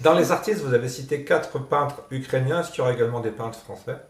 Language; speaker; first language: French; native; French